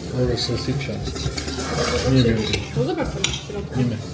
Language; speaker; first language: Polish; non-native, learner; Italian